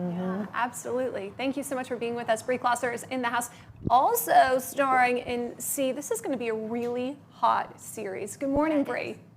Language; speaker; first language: English; native; English